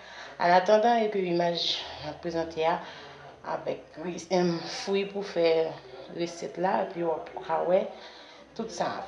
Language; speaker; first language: French; non-native, learner; Haitian Creole